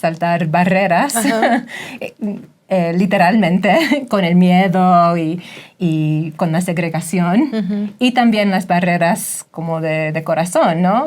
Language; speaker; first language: Spanish; non-native, fluent; English